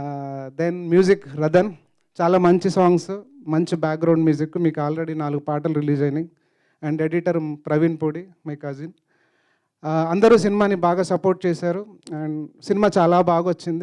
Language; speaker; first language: Telugu; native; Telugu